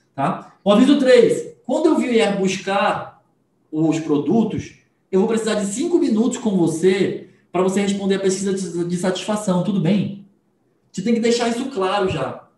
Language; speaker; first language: Portuguese; native; Portuguese